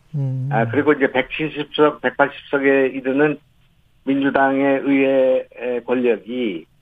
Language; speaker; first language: Korean; native; Korean